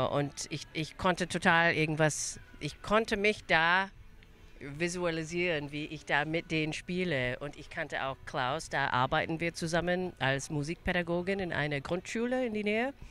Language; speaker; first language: German; early bilingual, other home language; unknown